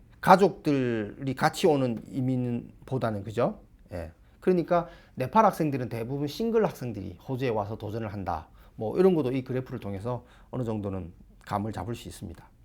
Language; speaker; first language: Korean; native; Korean